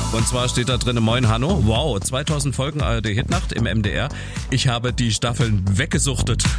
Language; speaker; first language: German; native; German